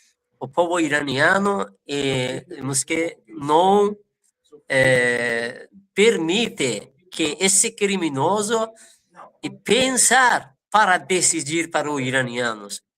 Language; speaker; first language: Portuguese; non-native, fluent; Persian